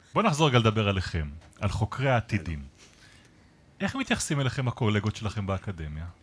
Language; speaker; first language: Hebrew; native; Hebrew